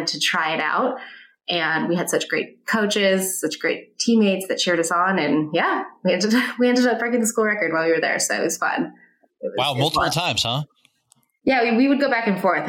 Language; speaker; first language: English; native; English